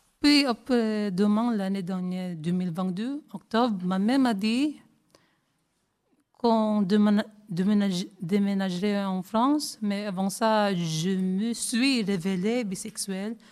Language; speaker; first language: French; non-native, learner; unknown